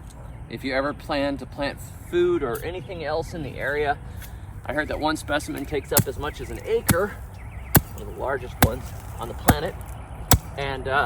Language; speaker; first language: English; native; English